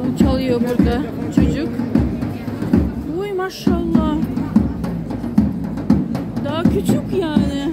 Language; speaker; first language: Turkish; non-native, fluent; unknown